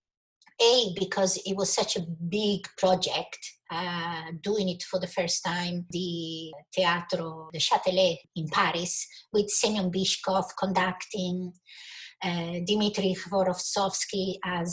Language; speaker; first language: English; non-native, fluent; Italian